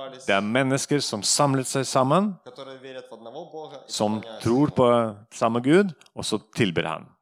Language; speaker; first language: Norwegian; non-native, fluent; Russian